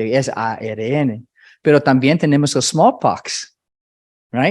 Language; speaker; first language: Spanish; non-native, fluent; English